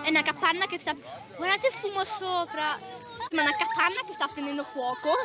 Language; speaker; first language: Italian; native; Italian